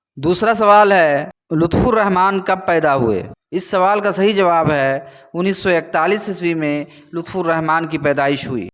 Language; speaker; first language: Urdu; native; Urdu